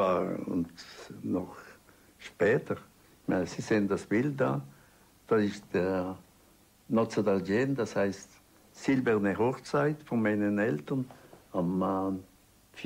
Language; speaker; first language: German; non-native, local second language; Italian